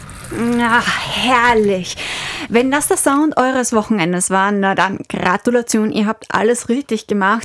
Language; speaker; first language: German; native; German